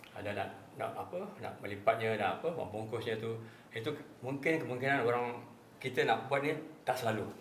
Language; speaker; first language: Malay; native; Malay